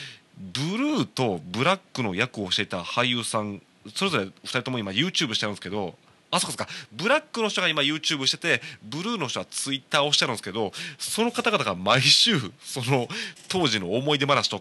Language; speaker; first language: Japanese; native; Japanese